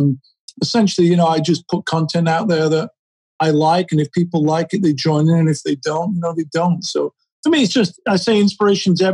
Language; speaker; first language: English; native; English